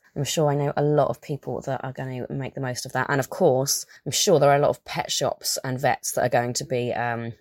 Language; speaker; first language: English; native; English